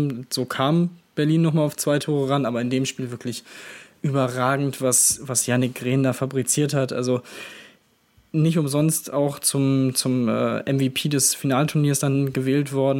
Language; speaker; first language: German; native; German